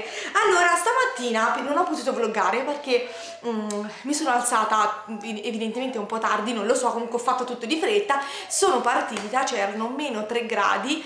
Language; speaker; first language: Italian; native; Italian